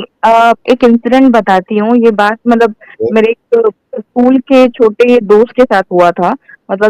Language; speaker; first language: Hindi; native; Hindi